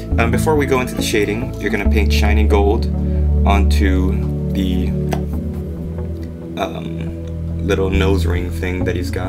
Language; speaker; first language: English; native; English